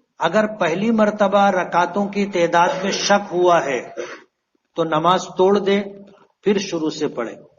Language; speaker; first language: Urdu; native; Urdu